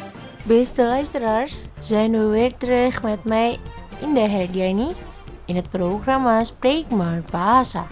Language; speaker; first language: Dutch; non-native, fluent; Indonesian